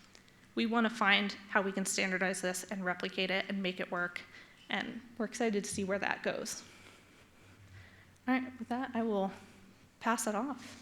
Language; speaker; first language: English; native; English